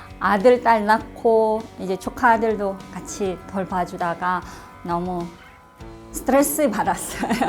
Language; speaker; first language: Korean; non-native, fluent; Russian